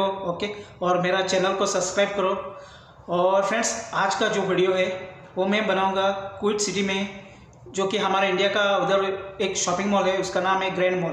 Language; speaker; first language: Hindi; non-native, local second language; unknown